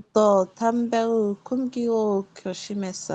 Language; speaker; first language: Korean; non-native, learner; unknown